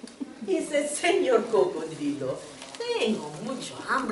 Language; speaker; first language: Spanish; non-native, learner; English